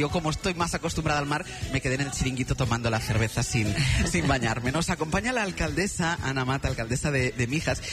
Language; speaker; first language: Spanish; native; Spanish